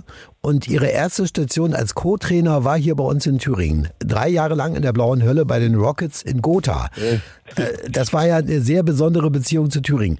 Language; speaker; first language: German; native; German